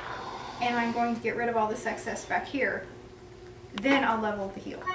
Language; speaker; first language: English; native; English